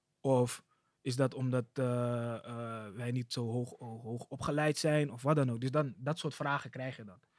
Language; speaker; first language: Dutch; early bilingual, other home language; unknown